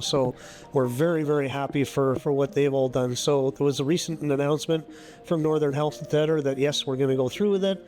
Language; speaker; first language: English; native; English